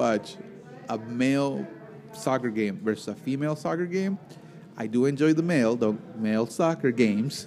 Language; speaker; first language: English; non-native, fluent; Spanish